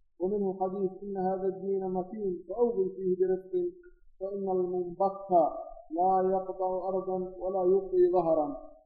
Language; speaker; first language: Arabic; non-native, local second language; Somali